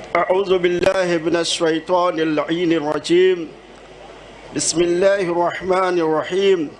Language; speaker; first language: Hindi; non-native, local second language; Urdu